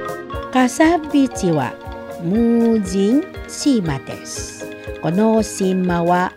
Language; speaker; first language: Japanese; non-native, fluent; Indonesian